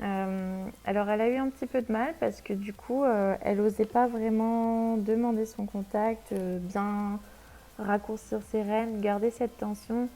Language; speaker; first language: French; native; French